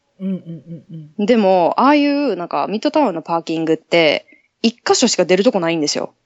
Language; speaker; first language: Japanese; native; Japanese